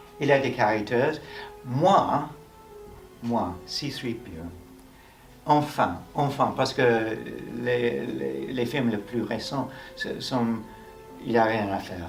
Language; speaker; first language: French; non-native, fluent; English